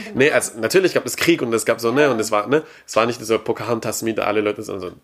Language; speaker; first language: German; non-native, fluent; English